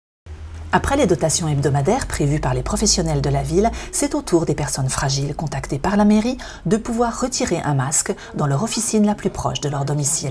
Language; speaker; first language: French; native; French